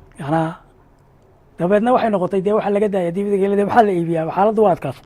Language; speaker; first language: Somali; native; Somali